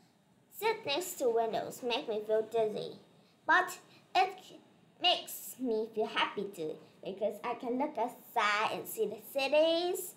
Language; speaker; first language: English; non-native, learner; Vietnamese